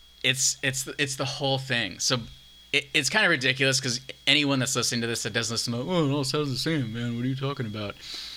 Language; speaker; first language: English; native; English